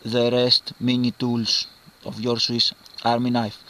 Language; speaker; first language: English; non-native, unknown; Greek